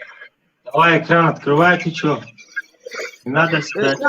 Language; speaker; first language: Russian; non-native, local second language; Tajik